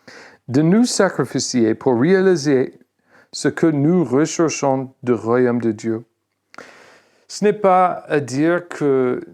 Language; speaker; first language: French; non-native, fluent; English